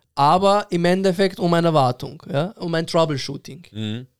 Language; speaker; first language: German; early bilingual, other home language; Persian